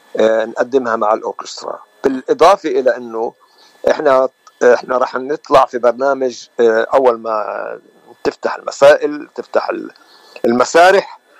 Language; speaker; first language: Arabic; native; Arabic